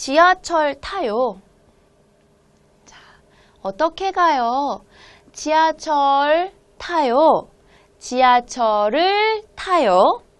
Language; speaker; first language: Korean; non-native, fluent; Hmong